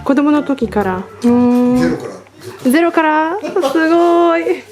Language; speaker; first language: Japanese; non-native, learner; Slovak